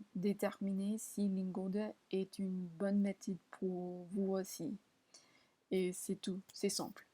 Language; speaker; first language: French; non-native, learner; English